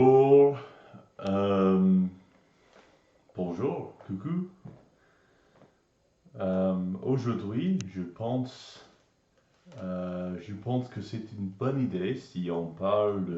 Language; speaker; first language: French; non-native, learner; English